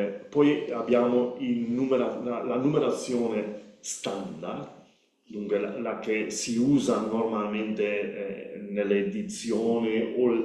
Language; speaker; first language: Italian; non-native, learner; Spanish